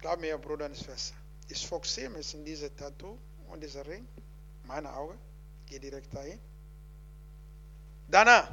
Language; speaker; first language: German; non-native, learner; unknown